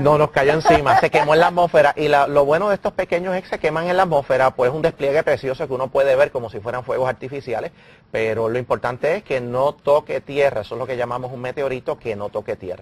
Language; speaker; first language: Spanish; native; Spanish